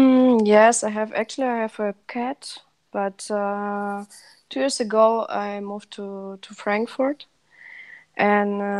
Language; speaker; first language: English; non-native, fluent; Russian